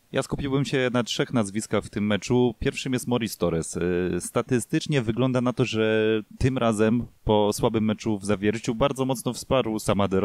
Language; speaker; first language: Polish; native; Polish